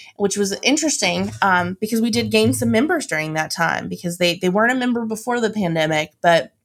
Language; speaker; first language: English; native; English